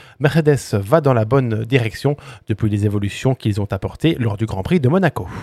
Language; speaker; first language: French; native; French